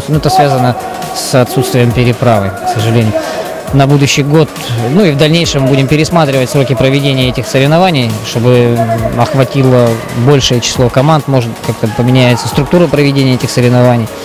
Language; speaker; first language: Russian; native; Russian